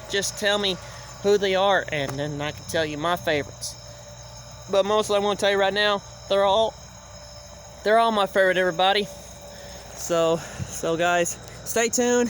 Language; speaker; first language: English; native; English